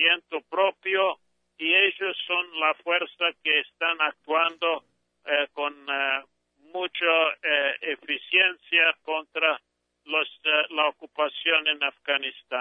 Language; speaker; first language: Spanish; non-native, fluent; English